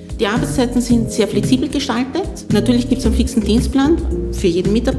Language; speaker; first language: German; native; German